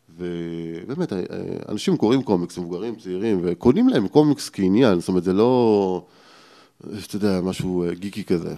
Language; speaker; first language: Hebrew; native; Hebrew